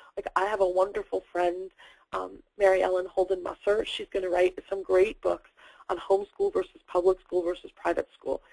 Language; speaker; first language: English; native; English